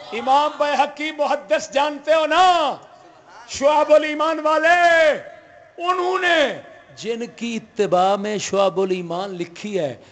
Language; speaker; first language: Urdu; non-native, local second language; Punjabi